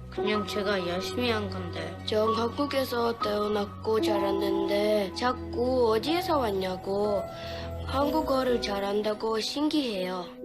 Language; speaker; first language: Korean; early bilingual, other home language; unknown